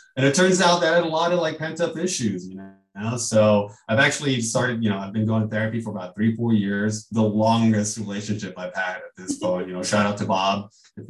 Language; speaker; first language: English; native; English